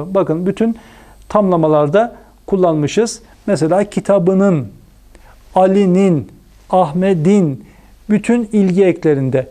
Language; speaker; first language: Turkish; native; Turkish